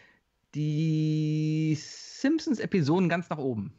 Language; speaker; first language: German; native; German